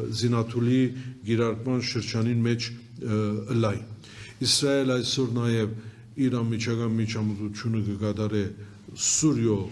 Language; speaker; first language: Armenian; early bilingual, heritage; Armenian